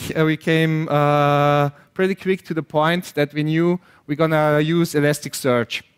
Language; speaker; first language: English; non-native, fluent; German